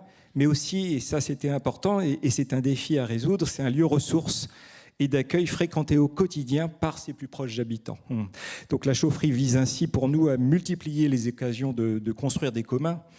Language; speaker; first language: French; native; French